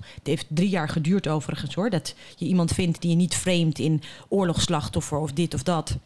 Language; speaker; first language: Dutch; early bilingual, other home language; Bosnian